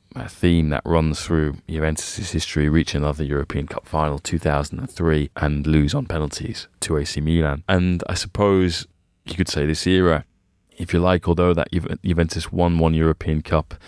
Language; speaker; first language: English; native; English